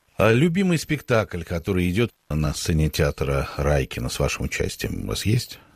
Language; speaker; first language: Russian; native; Russian